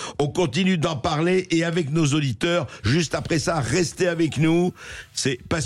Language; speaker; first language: French; native; French